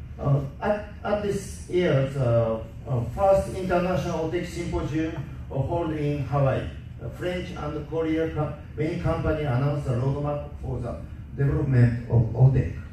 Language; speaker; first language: English; non-native, learner; Japanese